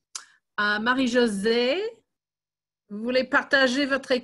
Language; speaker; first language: French; non-native, fluent; English